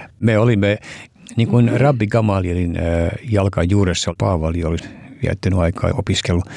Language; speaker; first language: Finnish; early bilingual, heritage; Finnish